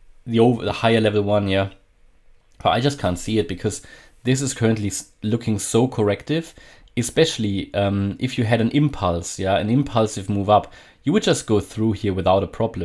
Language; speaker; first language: English; non-native, fluent; German